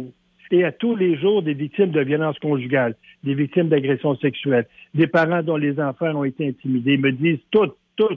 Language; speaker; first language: French; native; French